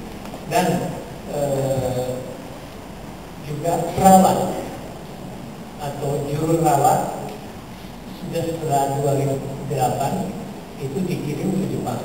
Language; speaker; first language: Indonesian; non-native, fluent; Japanese